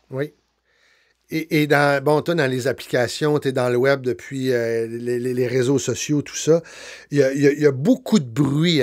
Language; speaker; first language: French; native; French